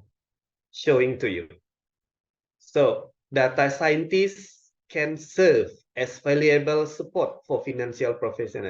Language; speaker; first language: English; non-native, local second language; Indonesian